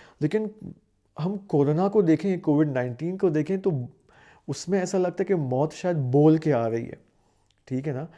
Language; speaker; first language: Urdu; native; Urdu